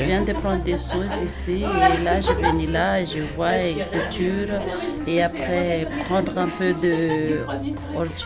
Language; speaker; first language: French; non-native, learner; Malagasy